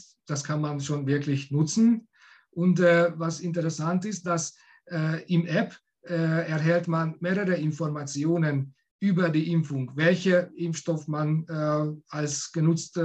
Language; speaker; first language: German; non-native, fluent; Hungarian